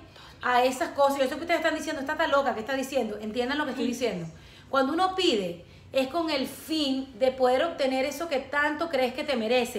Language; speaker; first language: Spanish; native; Spanish